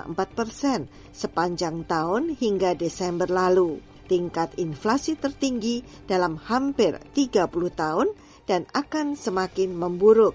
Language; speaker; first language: Indonesian; native; Indonesian